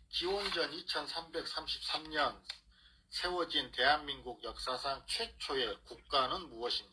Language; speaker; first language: Korean; native; Korean